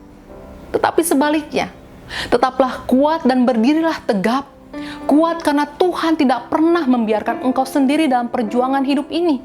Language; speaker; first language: Indonesian; native; Indonesian